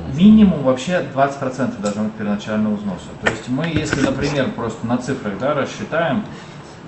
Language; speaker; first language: Russian; native; Russian